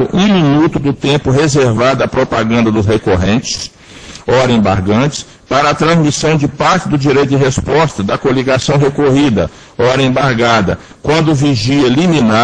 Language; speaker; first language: Portuguese; native; Portuguese